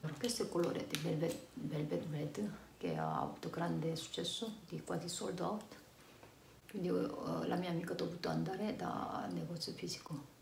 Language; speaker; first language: Italian; non-native, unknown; Korean